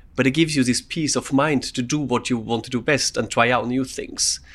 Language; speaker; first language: English; non-native, fluent; German